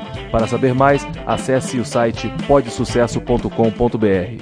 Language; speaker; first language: Portuguese; native; Portuguese